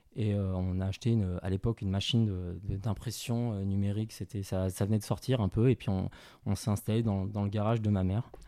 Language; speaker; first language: French; early bilingual, other home language; Chinese